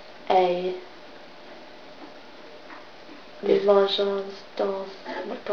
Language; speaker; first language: French; non-native, learner; English